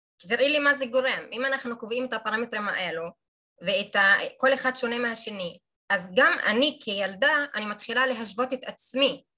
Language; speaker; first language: Hebrew; non-native, local second language; Arabic